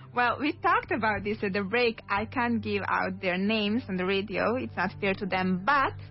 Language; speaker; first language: English; non-native, fluent; Serbian